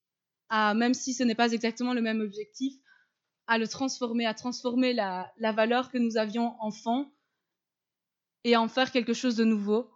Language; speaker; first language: French; native; French